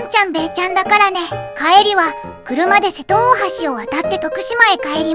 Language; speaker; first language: Japanese; native; Japanese